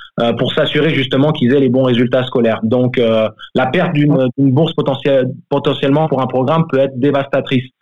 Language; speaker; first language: French; native; French